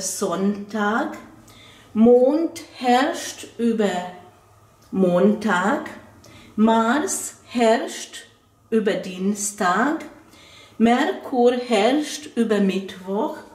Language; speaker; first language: German; non-native, fluent; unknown